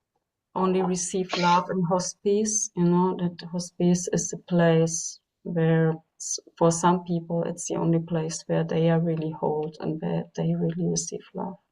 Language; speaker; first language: English; non-native, fluent; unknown